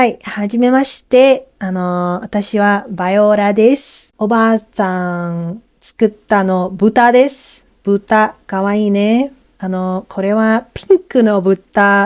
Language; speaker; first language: Japanese; non-native, learner; English